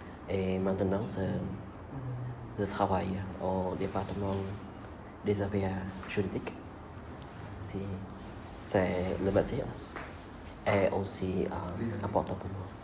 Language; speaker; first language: French; non-native, learner; Vietnamese